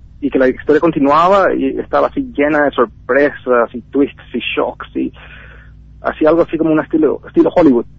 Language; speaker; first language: Spanish; early bilingual, heritage; Spanish